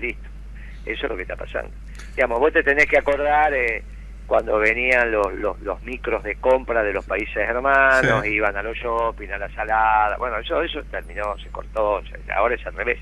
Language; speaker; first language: Spanish; native; Spanish